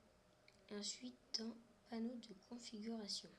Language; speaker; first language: French; native; French